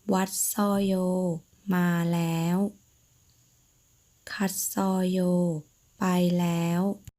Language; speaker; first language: Thai; native; Thai